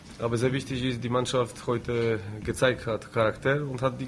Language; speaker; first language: German; non-native, fluent; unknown